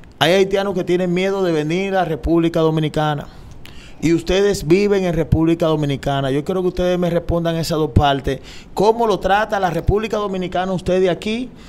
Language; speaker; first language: Spanish; native; Spanish